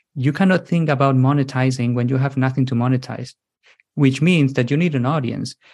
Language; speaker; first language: English; non-native, fluent; Spanish